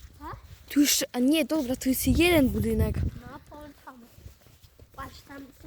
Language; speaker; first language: Polish; native; Polish